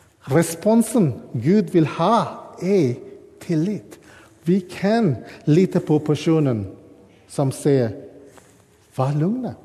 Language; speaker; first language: Swedish; non-native, fluent; English